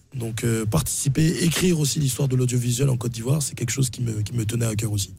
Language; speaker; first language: French; native; French